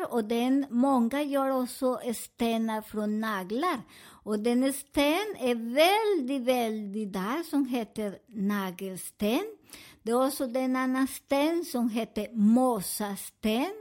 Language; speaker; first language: Swedish; non-native, learner; Spanish